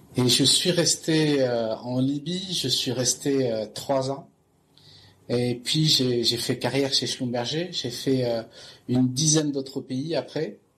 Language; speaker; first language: French; non-native, local second language; Arabic